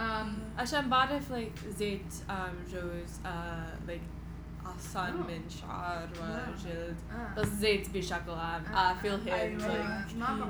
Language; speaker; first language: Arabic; non-native, learner; English